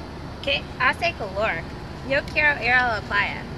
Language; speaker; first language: Spanish; non-native, learner; English